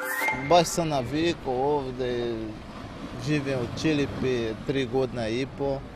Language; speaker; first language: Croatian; non-native, learner; Portuguese